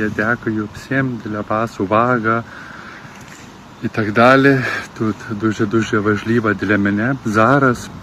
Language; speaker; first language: Ukrainian; non-native, learner; Lithuanian